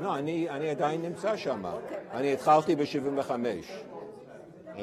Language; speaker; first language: Hebrew; non-native, fluent; English